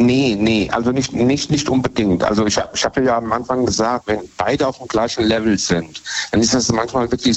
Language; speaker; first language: German; native; German